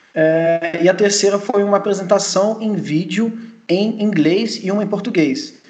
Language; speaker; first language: Portuguese; early bilingual, heritage; Portuguese